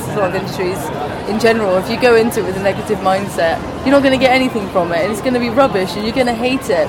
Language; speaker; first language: English; native; English